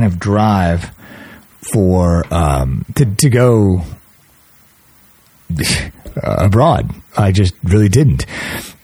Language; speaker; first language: English; native; English